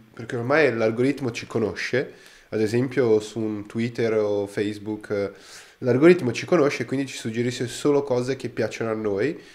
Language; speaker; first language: Italian; native; Italian